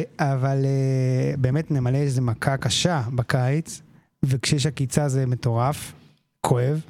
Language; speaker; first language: Hebrew; native; Hebrew